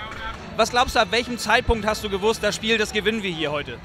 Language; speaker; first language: German; native; German